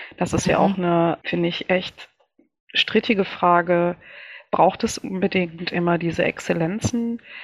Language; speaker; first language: German; early bilingual, other home language; Kinyarwanda